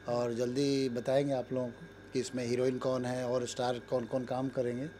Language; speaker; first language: Hindi; native; Hindi